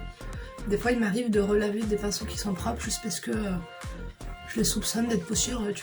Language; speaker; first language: French; native; French